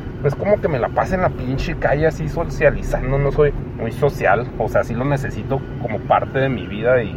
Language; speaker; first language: Spanish; native; Spanish